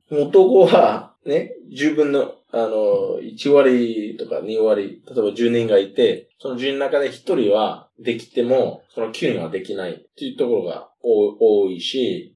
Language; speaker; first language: Japanese; non-native, fluent; English